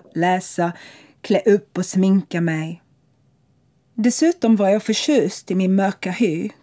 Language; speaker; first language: Swedish; non-native, fluent; English